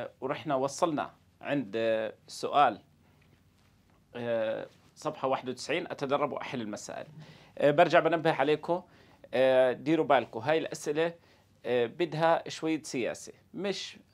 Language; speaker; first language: Arabic; native; Arabic